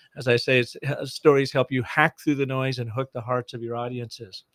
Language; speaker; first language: English; native; English